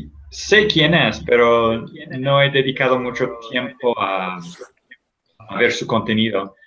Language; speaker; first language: Spanish; non-native, fluent; English